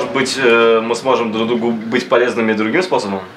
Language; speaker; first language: Russian; native; Russian